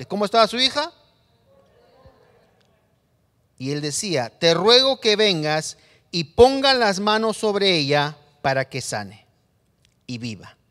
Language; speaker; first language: Spanish; native; Spanish